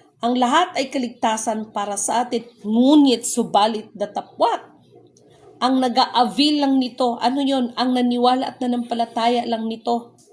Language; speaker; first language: Filipino; non-native, local second language; Cebuano